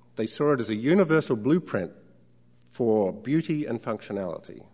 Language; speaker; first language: English; native; English